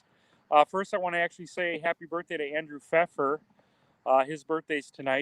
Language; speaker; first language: English; native; English